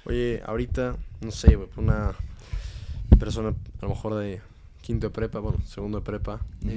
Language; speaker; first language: Spanish; native; Spanish